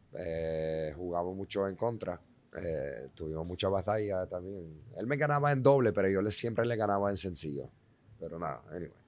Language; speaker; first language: Spanish; non-native, fluent; Dutch